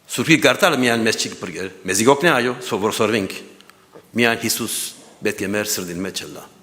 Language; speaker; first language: Armenian; early bilingual, heritage; Armenian